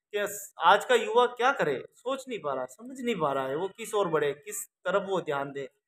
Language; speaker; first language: Hindi; native; Hindi